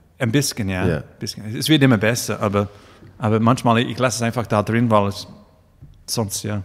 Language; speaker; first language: German; non-native, fluent; English